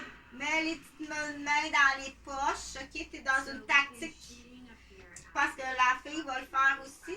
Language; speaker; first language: French; native; French